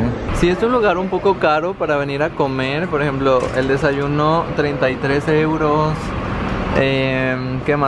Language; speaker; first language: Spanish; native; Spanish